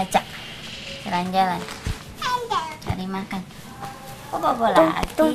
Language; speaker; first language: Indonesian; native; Indonesian